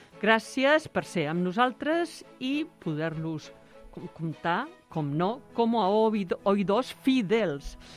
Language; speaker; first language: Catalan; native; Catalan